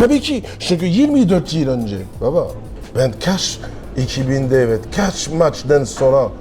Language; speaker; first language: Turkish; non-native, learner; French